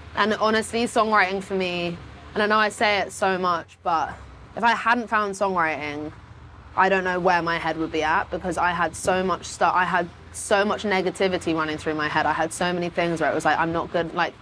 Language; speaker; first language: English; native; English